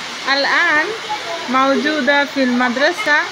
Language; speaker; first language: Arabic; non-native, learner; Bangla